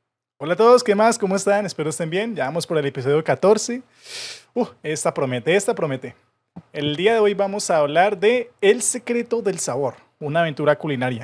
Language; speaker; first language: Spanish; native; Spanish